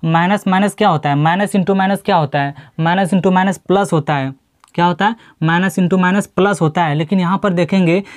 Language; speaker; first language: Hindi; native; Hindi